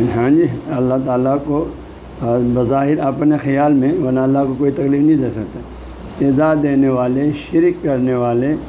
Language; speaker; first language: Urdu; non-native, local second language; Balti